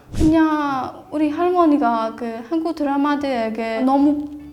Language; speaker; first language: Korean; non-native, fluent; Burmese